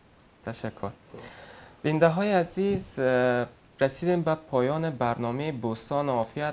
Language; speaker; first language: Persian; native; Persian